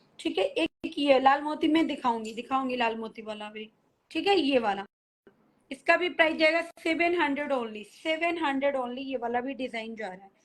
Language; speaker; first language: Hindi; native; Hindi